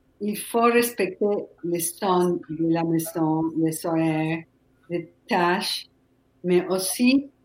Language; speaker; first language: French; non-native, fluent; Spanish